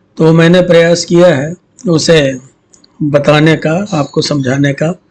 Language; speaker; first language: Hindi; native; Hindi